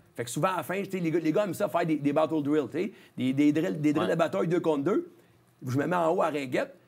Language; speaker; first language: French; native; French